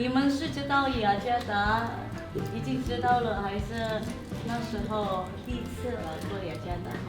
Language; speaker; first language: Chinese; non-native, fluent; Indonesian